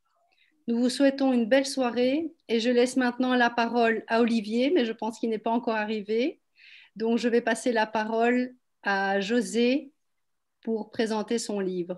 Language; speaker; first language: French; native; French